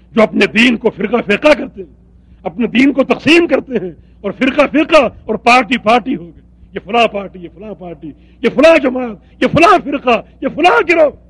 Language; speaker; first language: Urdu; native; Urdu